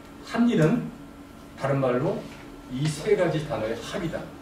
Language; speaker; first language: Korean; native; Korean